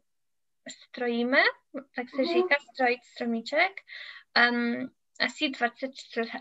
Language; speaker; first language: Czech; non-native, learner; English